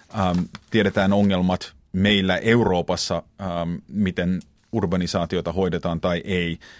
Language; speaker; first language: Finnish; early bilingual, heritage; Finnish